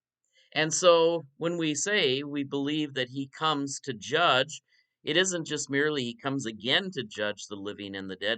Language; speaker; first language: English; native; English